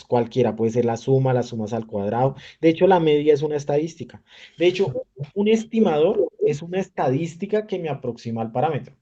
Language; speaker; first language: Spanish; native; Spanish